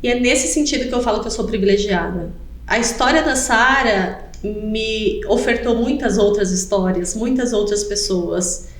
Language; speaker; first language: Portuguese; native; Portuguese